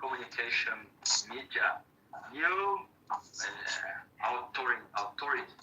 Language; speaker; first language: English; non-native, learner; Portuguese